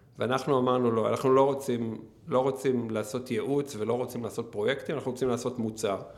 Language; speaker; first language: Hebrew; native; Hebrew